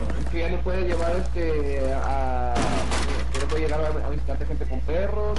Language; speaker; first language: Spanish; early bilingual, heritage; Spanish